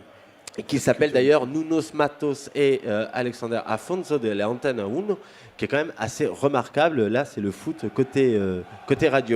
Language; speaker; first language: French; native; French